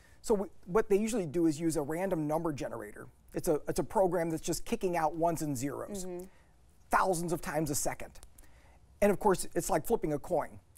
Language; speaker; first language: English; native; English